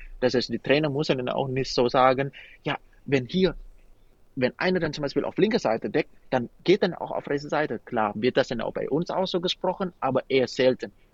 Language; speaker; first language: German; non-native, fluent; Indonesian